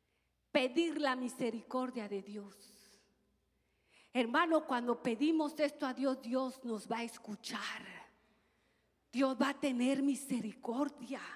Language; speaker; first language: Spanish; native; Spanish